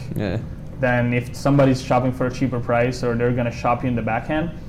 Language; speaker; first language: English; non-native, fluent; Italian